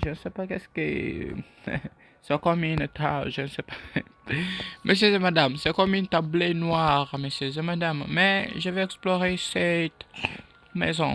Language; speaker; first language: French; non-native, learner; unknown